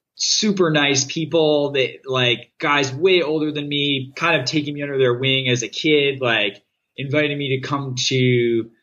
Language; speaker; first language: English; native; English